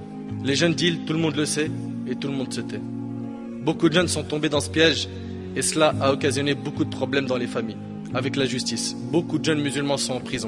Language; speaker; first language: French; native; French